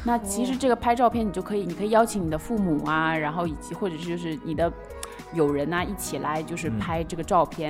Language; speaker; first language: Chinese; native; Chinese